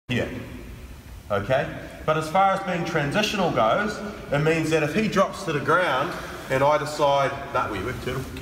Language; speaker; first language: English; native; English